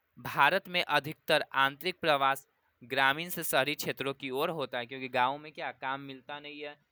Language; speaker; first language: Hindi; native; Hindi